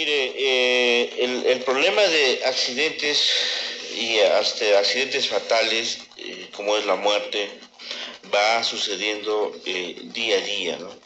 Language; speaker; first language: Spanish; native; Spanish